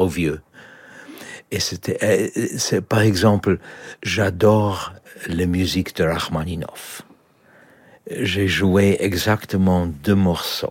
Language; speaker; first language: French; non-native, learner; Polish